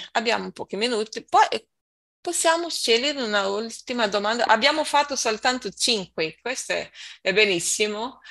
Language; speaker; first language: Italian; non-native, learner; Portuguese